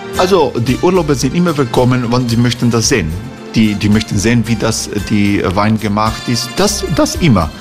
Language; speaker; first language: German; non-native, fluent; Croatian